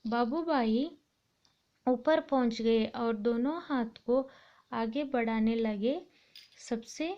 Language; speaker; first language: Hindi; non-native, local second language; Kannada